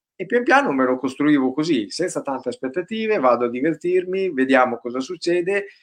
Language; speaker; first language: Italian; native; Italian